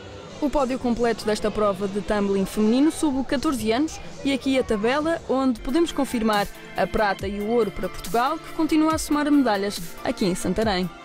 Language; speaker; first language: Portuguese; native; Portuguese